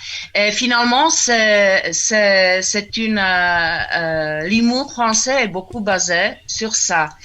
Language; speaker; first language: French; non-native, fluent; Czech